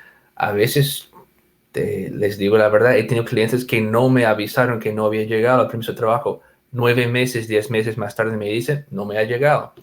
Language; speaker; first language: Spanish; non-native, fluent; English